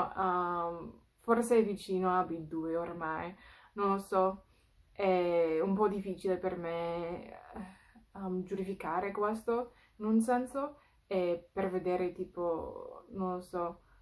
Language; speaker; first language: Italian; non-native, fluent; English